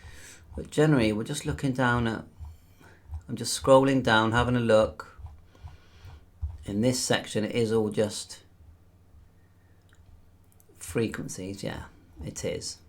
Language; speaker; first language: English; native; English